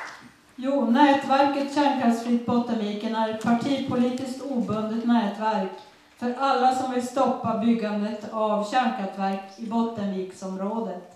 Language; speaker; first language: Swedish; native; Swedish